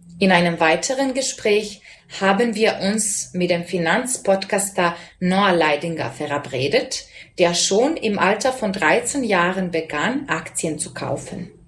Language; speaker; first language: German; non-native, fluent; Serbian